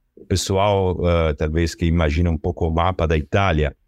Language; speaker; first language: Portuguese; non-native, fluent; Italian